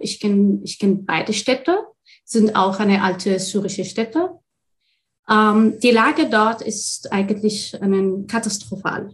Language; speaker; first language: German; non-native, fluent; Arabic